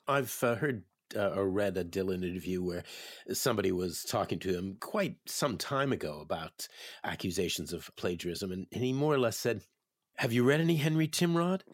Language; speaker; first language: English; native; English